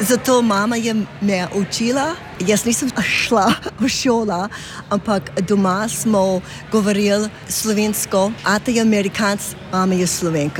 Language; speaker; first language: Slovenian; early bilingual, heritage; English